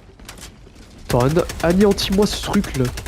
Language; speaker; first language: French; native; French